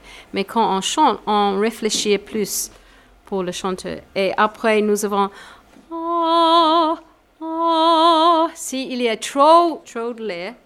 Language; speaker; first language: French; non-native, learner; English